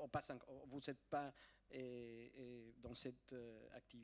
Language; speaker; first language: French; non-native, fluent; Spanish